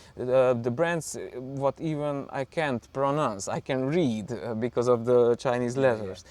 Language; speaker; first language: English; non-native, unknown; Hungarian